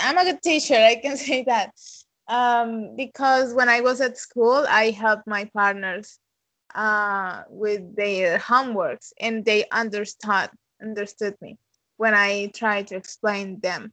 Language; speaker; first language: English; non-native, fluent; Spanish